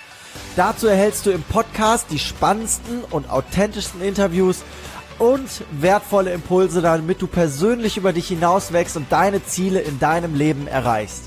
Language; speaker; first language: German; native; German